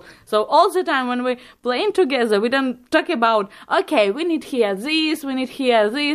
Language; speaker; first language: English; non-native, learner; Ukrainian